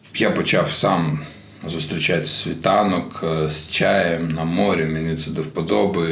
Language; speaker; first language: Ukrainian; non-native, local second language; Russian